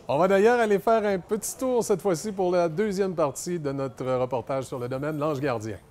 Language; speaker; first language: French; native; French